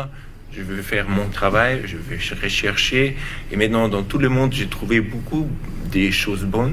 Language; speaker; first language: French; non-native, learner; German